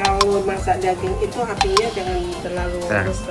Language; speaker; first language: Indonesian; native; Indonesian